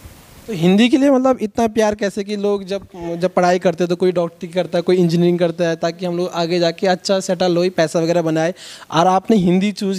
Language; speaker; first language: Hindi; native; Hindi